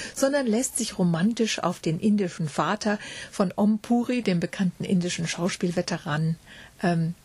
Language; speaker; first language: German; native; German